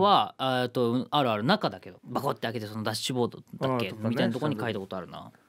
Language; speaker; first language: Japanese; native; Japanese